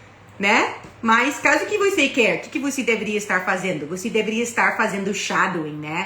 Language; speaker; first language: Portuguese; non-native, fluent; English